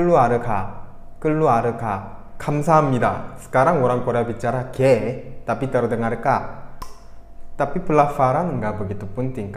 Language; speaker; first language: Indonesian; non-native, fluent; Korean